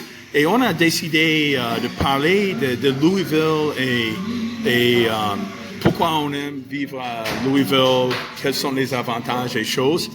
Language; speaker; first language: French; non-native, fluent; English